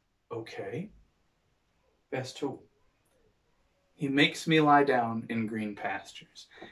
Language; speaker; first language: English; native; English